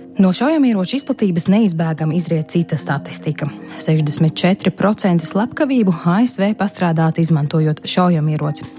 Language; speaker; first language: Latvian; native; Latvian